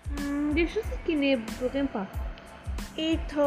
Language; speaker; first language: French; non-native, learner; Spanish